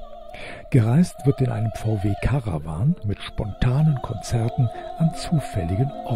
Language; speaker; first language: German; native; German